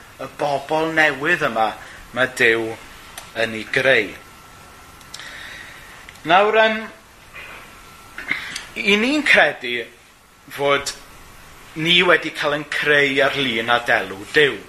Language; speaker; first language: Welsh; native; Welsh